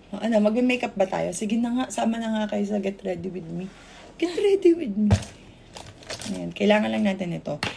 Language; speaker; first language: Filipino; native; Filipino